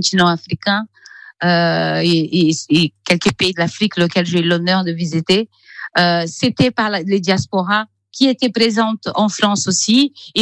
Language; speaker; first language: French; non-native, fluent; Portuguese